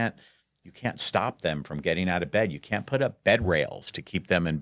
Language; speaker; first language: English; native; English